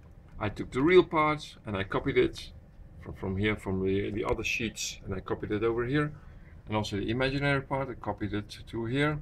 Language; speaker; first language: English; non-native, fluent; Dutch